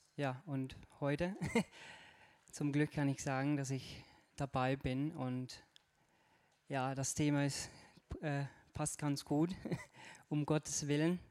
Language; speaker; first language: German; non-native, fluent; Hungarian